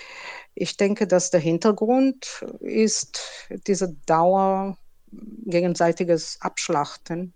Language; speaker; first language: German; non-native, fluent; Hebrew